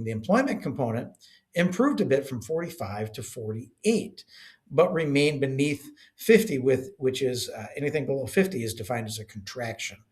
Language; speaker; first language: English; native; English